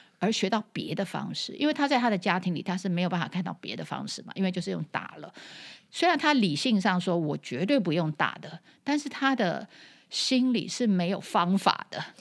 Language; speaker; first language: Chinese; native; Chinese